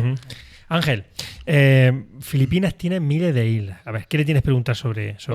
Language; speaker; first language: Spanish; native; Spanish